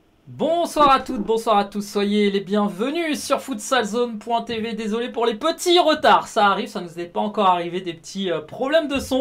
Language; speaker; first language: French; native; French